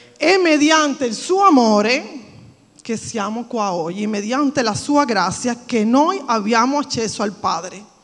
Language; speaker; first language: Italian; non-native, fluent; Spanish